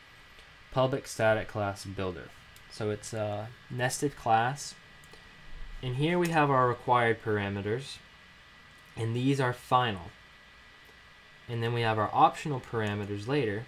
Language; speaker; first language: English; native; English